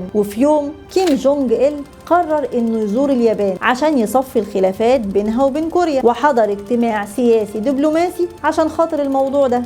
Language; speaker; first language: Arabic; native; Arabic